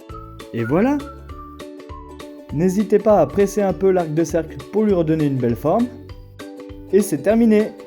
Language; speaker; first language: French; native; French